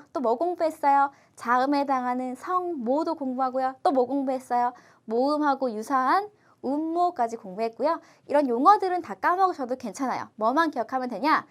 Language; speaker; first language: Korean; native; Korean